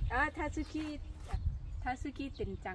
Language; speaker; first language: Korean; non-native, learner; Lao